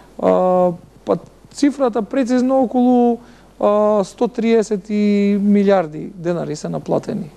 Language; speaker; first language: Macedonian; native; Macedonian